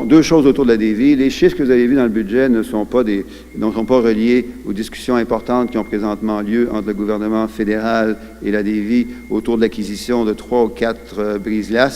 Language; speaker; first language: French; native; French